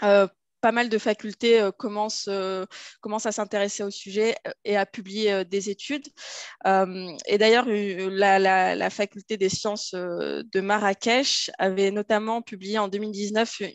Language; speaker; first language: French; native; French